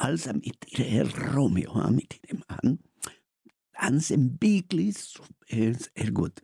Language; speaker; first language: German; non-native, learner; Spanish